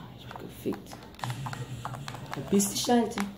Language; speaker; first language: German; non-native, learner; Vietnamese